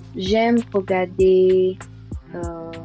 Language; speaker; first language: French; non-native, learner; Yoruba